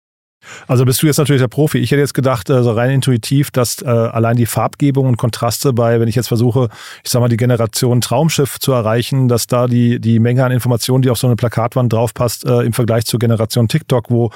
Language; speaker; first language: German; native; German